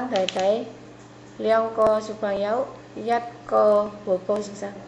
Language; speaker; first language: Cantonese; non-native, learner; Indonesian